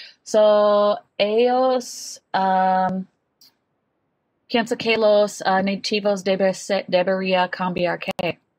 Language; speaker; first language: Spanish; non-native, learner; English